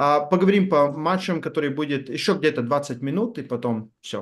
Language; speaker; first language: Russian; non-native, learner; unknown